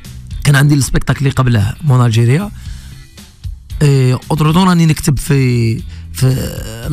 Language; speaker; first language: French; non-native, local second language; Arabic